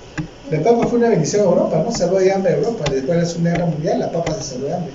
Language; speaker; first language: Spanish; native; Spanish